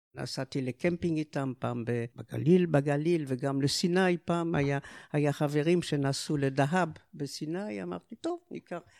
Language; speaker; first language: Hebrew; non-native, fluent; French